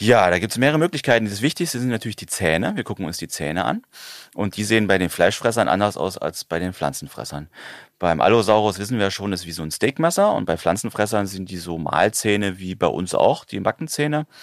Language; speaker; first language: German; native; German